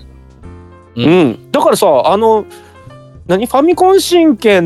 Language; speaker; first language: Japanese; native; Japanese